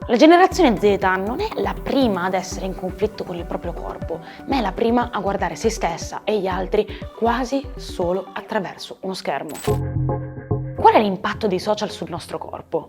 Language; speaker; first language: Italian; native; Italian